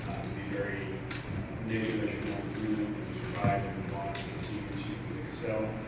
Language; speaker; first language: English; native; English